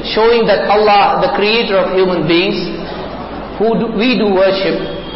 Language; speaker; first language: English; non-native, local second language; Urdu